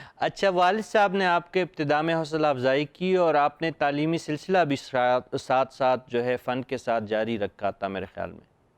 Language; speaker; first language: Urdu; non-native, local second language; Pashto